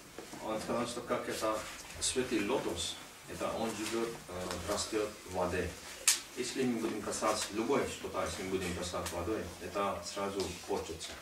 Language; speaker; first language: Russian; non-native, learner; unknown